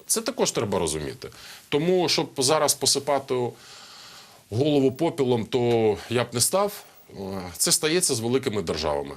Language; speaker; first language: Ukrainian; non-native, local second language; Russian